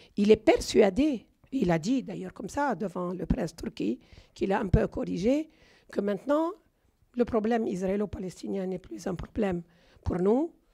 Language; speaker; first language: French; non-native, local second language; Arabic